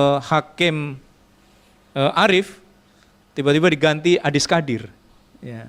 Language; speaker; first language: Indonesian; native; Indonesian